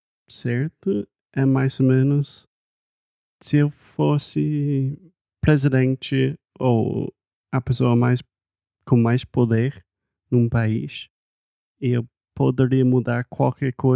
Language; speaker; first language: Portuguese; non-native, fluent; English